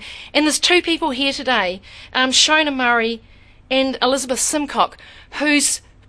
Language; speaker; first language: English; native; English